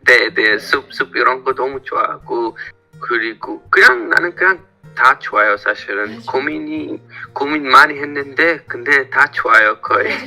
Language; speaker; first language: Korean; non-native, learner; German